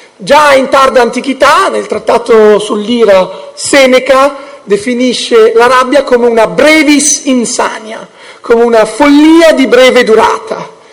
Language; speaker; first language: Italian; early bilingual, heritage; Italian